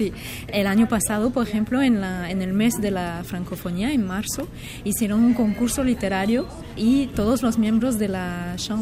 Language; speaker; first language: Spanish; non-native, fluent; French